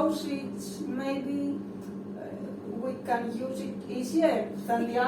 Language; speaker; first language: English; non-native, learner; Greek